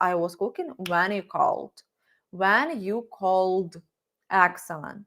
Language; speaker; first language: English; non-native, fluent; Ukrainian